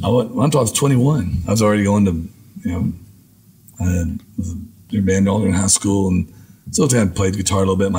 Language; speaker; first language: English; native; English